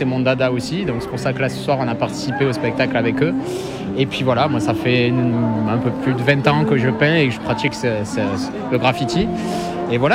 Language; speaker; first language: French; native; French